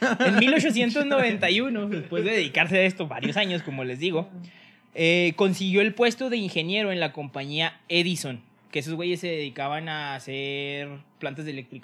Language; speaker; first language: Spanish; native; Spanish